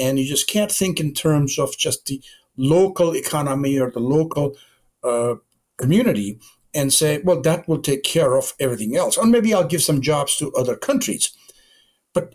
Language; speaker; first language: English; non-native, local second language; Gujarati